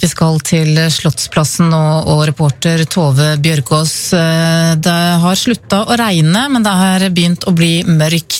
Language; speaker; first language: Norwegian; native; Norwegian